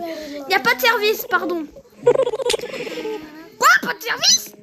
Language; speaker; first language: French; native; French